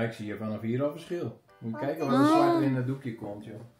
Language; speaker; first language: Dutch; native; Dutch